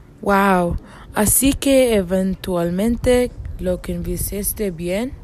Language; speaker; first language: Spanish; non-native, learner; English